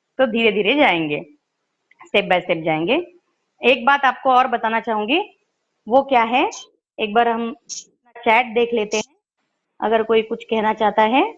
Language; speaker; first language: Hindi; non-native, local second language; Marathi